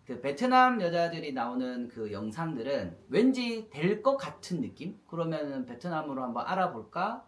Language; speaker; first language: Korean; native; Korean